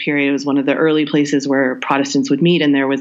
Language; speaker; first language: English; native; English